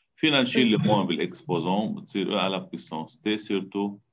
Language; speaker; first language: French; non-native, local second language; Arabic